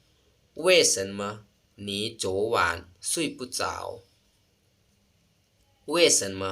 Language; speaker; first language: Chinese; non-native, fluent; Lao